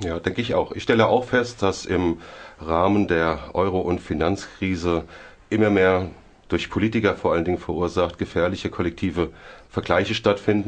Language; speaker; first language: German; native; German